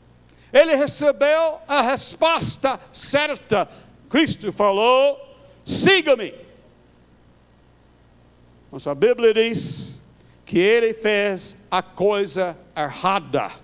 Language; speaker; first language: Portuguese; non-native, fluent; English